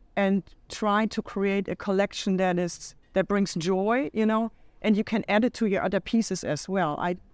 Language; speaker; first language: English; non-native, fluent; German